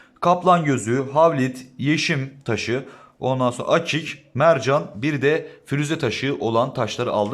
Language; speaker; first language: Turkish; native; Turkish